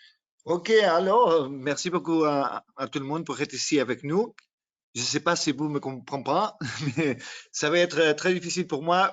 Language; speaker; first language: French; non-native, learner; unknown